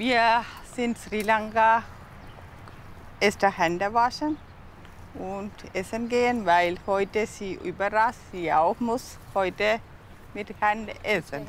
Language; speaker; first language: German; non-native, learner; Sinhala